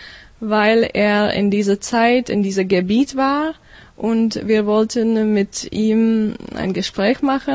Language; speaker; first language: German; non-native, learner; Czech